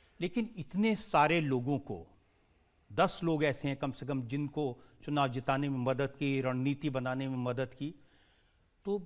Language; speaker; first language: Hindi; native; Hindi